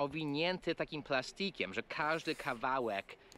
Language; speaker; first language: Polish; non-native, fluent; English